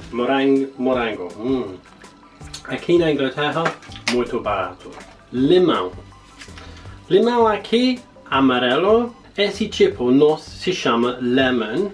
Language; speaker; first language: Portuguese; non-native, learner; English